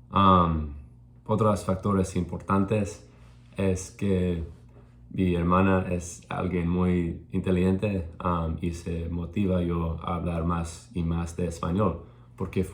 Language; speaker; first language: Spanish; non-native, learner; English